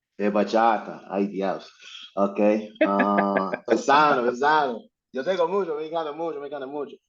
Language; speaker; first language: Spanish; non-native, learner; English